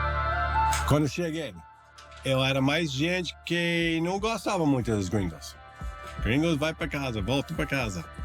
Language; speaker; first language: Portuguese; non-native, learner; English